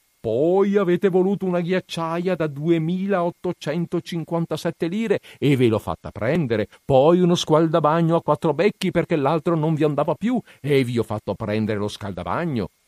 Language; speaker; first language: Italian; native; Italian